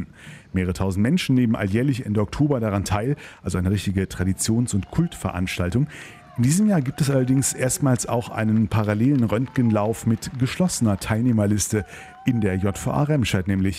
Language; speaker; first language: German; native; German